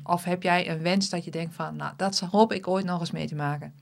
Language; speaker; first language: Dutch; native; Dutch